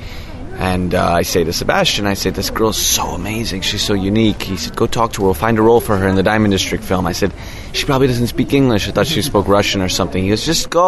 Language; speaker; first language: English; native; English